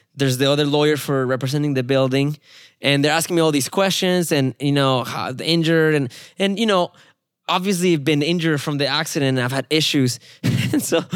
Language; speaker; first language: English; non-native, fluent; Spanish